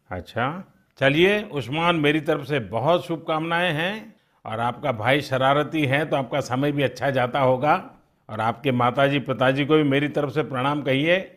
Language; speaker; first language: Hindi; non-native, local second language; Gujarati